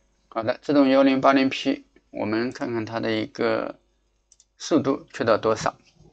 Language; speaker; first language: Chinese; native; Chinese